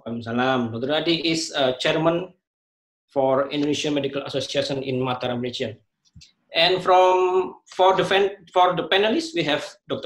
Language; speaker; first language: English; non-native, fluent; Indonesian